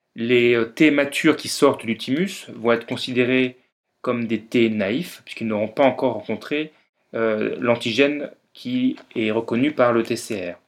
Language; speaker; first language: French; native; French